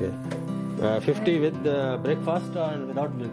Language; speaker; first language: English; non-native, learner; Hindi